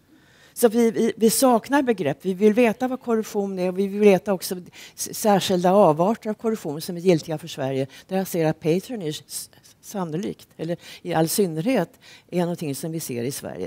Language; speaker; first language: Swedish; native; Swedish